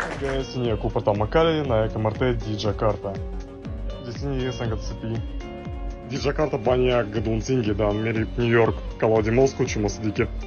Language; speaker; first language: Indonesian; non-native, learner; Russian